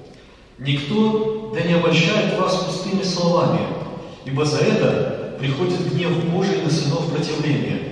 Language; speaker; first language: Russian; native; Russian